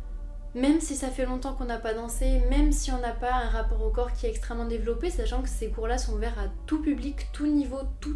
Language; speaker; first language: French; native; French